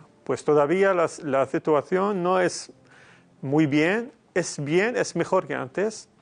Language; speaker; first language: Spanish; non-native, fluent; Arabic